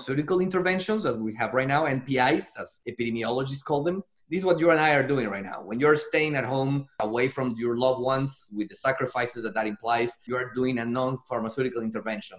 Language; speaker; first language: English; non-native, fluent; Spanish